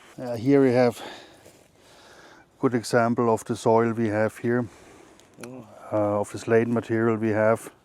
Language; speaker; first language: English; non-native, fluent; German